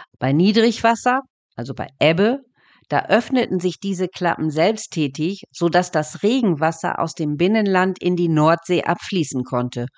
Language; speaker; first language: German; native; German